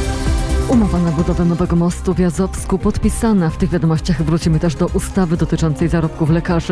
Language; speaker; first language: Polish; native; Polish